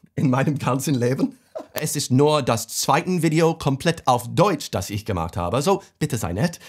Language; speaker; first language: German; non-native, fluent; English